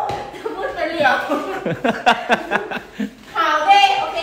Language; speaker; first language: Chinese; non-native, learner; Lao